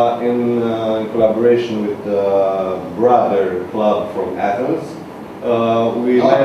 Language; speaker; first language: English; non-native, learner; Romanian